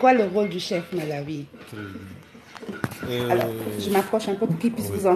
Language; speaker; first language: French; native; French